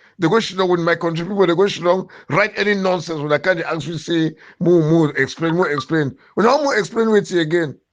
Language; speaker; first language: Nigerian Pidgin; native; Nigerian Pidgin